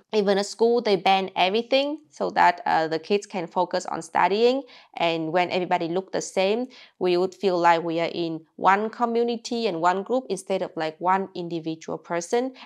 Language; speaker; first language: English; non-native, fluent; Vietnamese